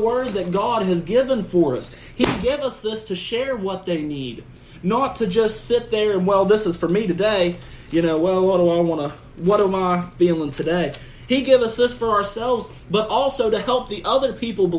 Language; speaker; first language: English; native; English